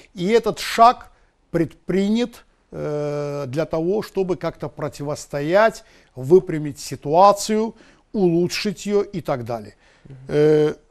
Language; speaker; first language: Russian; non-native, local second language; Azerbaijani